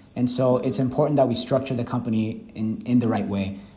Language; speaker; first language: English; early bilingual, other home language; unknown